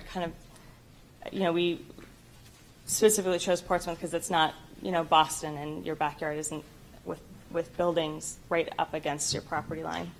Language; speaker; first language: English; native; English